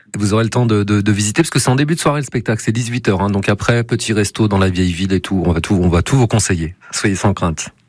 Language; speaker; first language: French; native; French